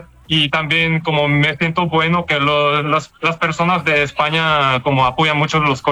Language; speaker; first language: Spanish; non-native, fluent; Korean